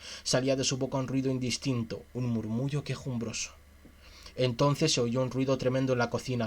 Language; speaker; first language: Spanish; native; Spanish